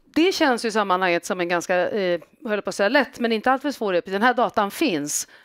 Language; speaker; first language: Swedish; native; Swedish